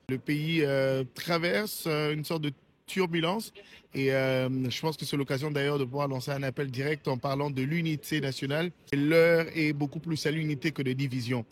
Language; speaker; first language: French; non-native, local second language; Lingala